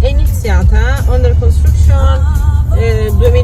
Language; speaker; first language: Italian; native; Italian